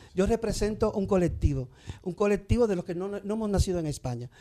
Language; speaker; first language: Spanish; native; Spanish